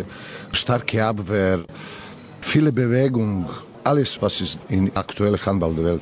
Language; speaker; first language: German; non-native, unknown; Serbian